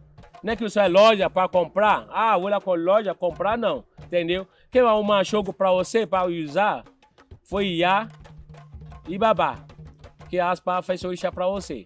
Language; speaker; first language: Portuguese; non-native, learner; Yoruba